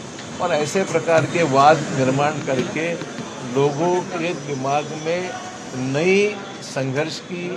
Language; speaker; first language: Hindi; non-native, local second language; Marathi